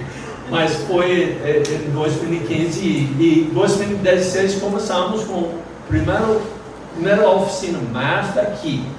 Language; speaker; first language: Portuguese; non-native, fluent; English